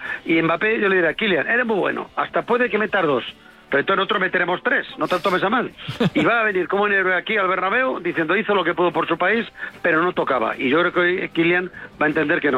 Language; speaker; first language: Spanish; native; Spanish